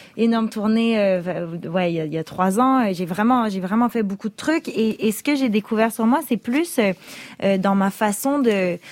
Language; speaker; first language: French; native; French